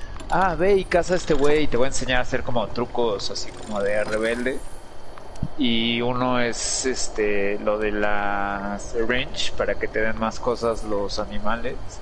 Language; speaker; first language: Spanish; native; Spanish